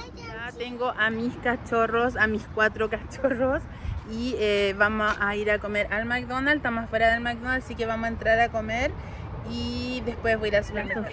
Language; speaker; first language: Spanish; native; Spanish